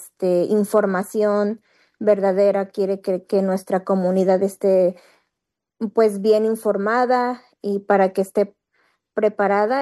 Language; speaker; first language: Spanish; native; Spanish